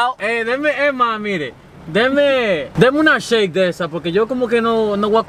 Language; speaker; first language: Spanish; early bilingual, heritage; Spanish